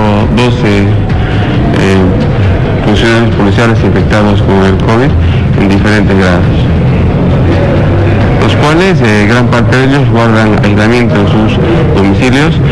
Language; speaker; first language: Spanish; native; Spanish